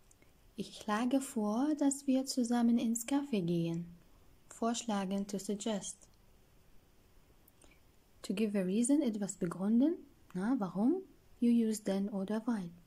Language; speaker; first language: German; non-native, fluent; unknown